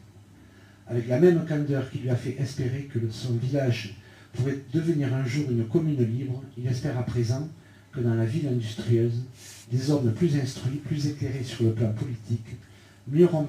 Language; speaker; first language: French; native; French